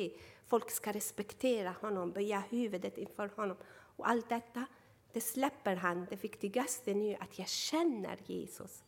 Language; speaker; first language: Swedish; non-native, fluent; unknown